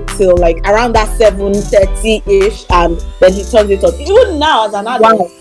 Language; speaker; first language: English; non-native, local second language; Yoruba